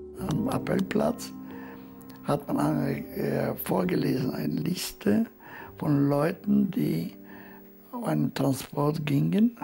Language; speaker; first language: German; non-native, fluent; Polish